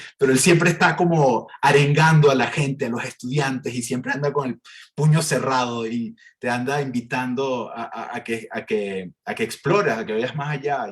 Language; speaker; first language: Spanish; native; Spanish